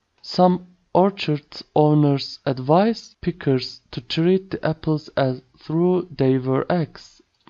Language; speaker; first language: English; non-native, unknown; Turkish